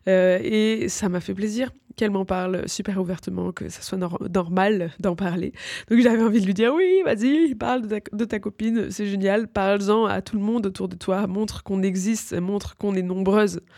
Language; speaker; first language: French; native; French